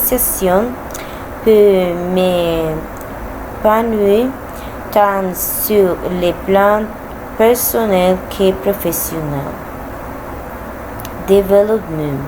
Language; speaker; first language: French; non-native, learner; Spanish